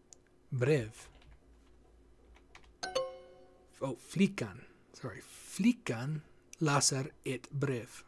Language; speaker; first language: Swedish; non-native, learner; English